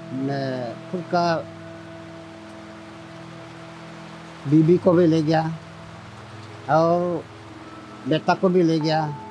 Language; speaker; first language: Hindi; non-native, local second language; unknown